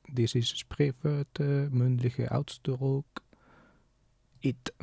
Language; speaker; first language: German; non-native, learner; Spanish